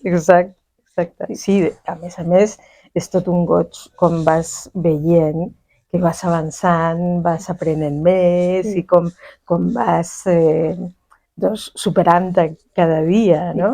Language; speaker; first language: Catalan; non-native, fluent; Spanish